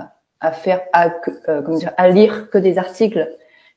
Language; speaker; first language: French; non-native, fluent; Chinese